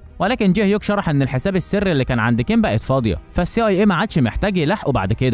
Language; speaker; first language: Arabic; native; Arabic